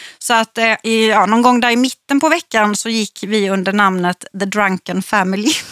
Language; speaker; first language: Swedish; native; Swedish